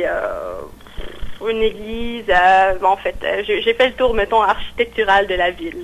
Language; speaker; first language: French; native; French